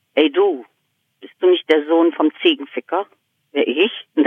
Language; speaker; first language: German; native; German